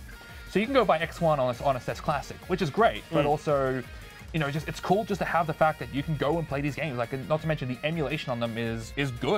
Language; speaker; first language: English; native; English